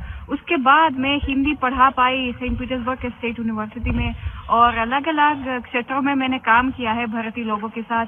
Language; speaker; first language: Hindi; non-native, fluent; Russian